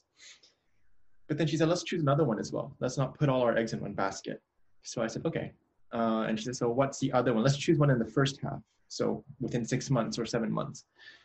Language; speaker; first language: English; native; English